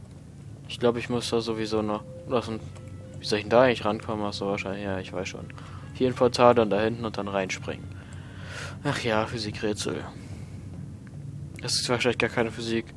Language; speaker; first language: German; native; German